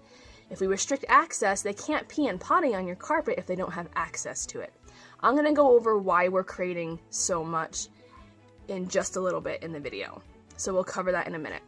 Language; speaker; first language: English; native; English